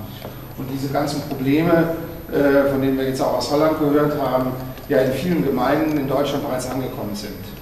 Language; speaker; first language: German; native; German